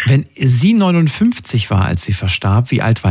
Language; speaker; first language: German; native; German